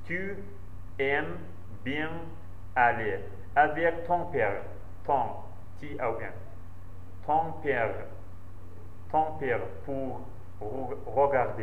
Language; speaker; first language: French; non-native, learner; Central Kurdish